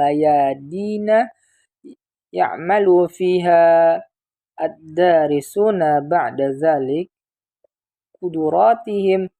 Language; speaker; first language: Arabic; non-native, learner; Indonesian